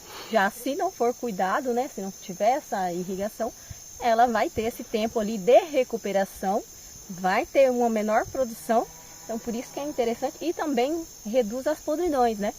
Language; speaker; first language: Portuguese; native; Portuguese